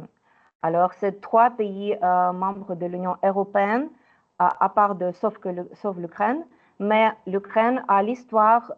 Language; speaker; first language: French; non-native, fluent; Ukrainian